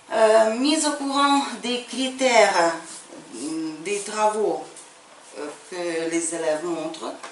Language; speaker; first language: French; non-native, fluent; Ukrainian